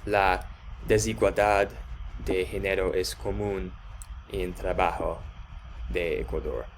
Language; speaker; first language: Spanish; non-native, learner; English